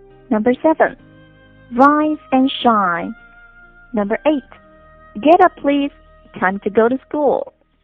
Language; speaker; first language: English; non-native, fluent; Chinese